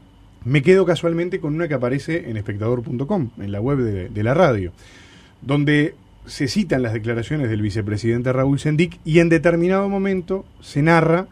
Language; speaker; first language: Spanish; native; Spanish